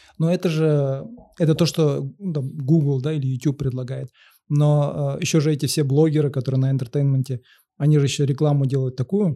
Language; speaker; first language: Russian; native; Russian